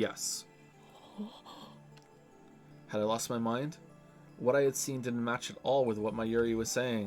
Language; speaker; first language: English; native; English